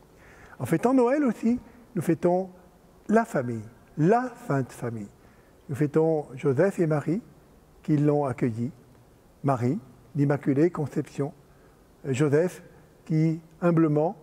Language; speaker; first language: French; native; French